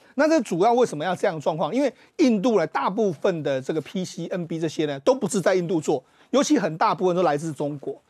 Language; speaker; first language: Chinese; native; Chinese